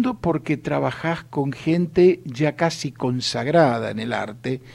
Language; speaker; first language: Spanish; native; Spanish